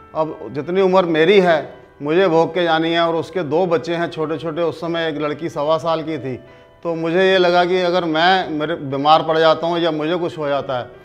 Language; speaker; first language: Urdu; non-native, local second language; Punjabi